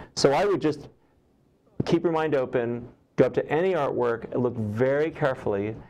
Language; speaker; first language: English; native; English